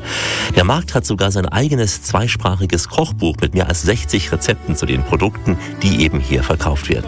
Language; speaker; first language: German; native; German